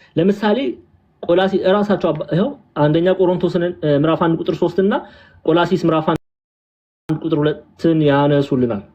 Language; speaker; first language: Amharic; early bilingual, heritage; Amharic